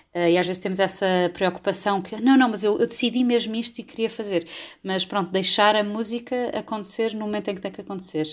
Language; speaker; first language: Portuguese; native; Portuguese